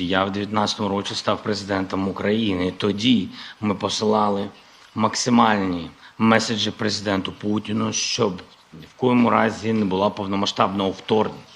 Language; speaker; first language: Ukrainian; non-native, local second language; Russian